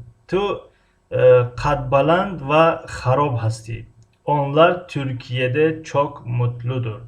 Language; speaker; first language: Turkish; non-native, fluent; Tajik